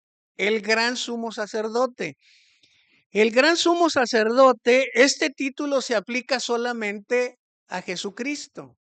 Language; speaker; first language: Spanish; native; Spanish